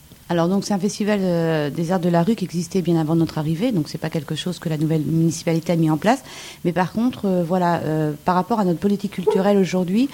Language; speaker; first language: French; native; French